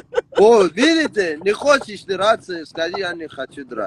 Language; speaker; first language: Russian; non-native, learner; Persian